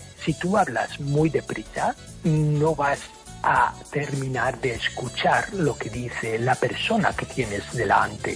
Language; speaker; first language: Spanish; non-native, fluent; English